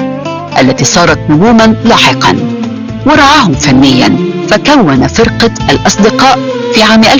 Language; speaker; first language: Arabic; native; Arabic